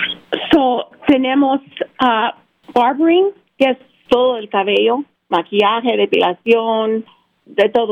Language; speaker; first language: Spanish; early bilingual, heritage; Spanish